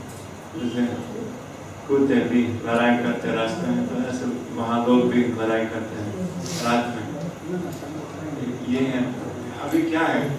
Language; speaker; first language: Hindi; non-native, fluent; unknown